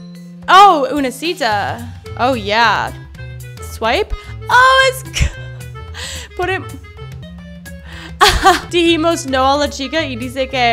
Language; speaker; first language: Spanish; non-native, learner; English